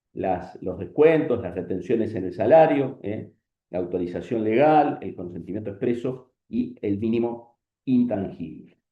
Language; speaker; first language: Spanish; native; Spanish